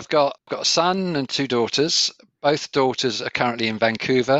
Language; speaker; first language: English; native; English